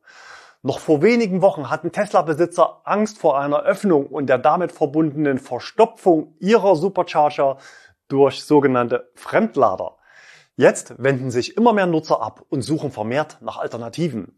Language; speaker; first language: German; native; German